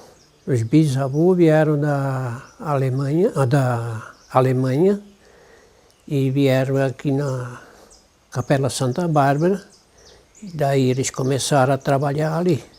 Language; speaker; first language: Portuguese; non-native, local second language; German